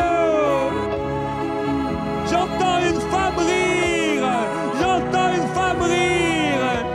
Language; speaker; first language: French; native; French